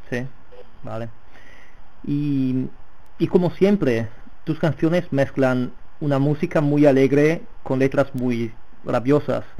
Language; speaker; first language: Spanish; non-native, fluent; Italian